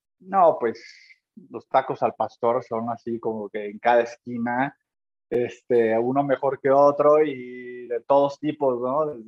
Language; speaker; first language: Spanish; native; Spanish